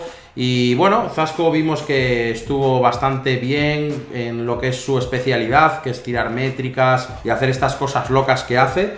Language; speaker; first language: Spanish; native; Spanish